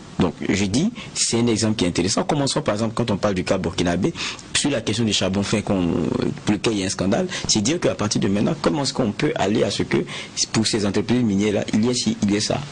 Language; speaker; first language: French; native; French